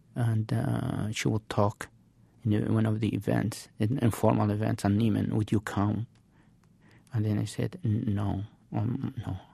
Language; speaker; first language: English; non-native, fluent; Arabic